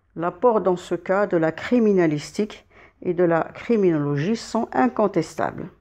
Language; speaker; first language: French; non-native, local second language; Arabic